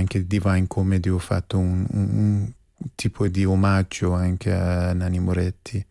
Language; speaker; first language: Italian; non-native, fluent; Persian